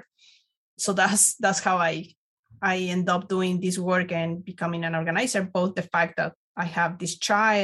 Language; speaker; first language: English; non-native, fluent; Spanish